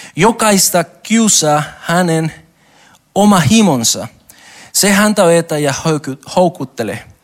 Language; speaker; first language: Finnish; non-native, learner; Spanish